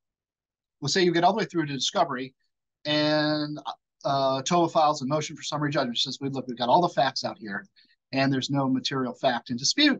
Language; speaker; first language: English; native; English